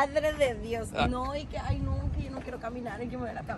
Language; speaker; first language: Spanish; native; Spanish